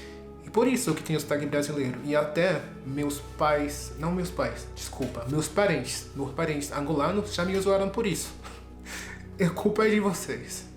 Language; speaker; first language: Portuguese; non-native, fluent; French